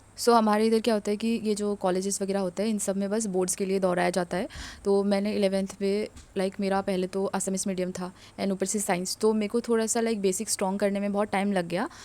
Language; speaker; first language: Hindi; non-native, local second language; Assamese